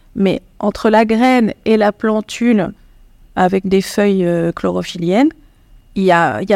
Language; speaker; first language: French; non-native, local second language; Arabic